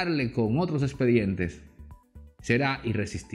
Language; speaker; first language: Spanish; native; Spanish